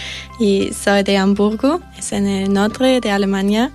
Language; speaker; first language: Spanish; non-native, fluent; German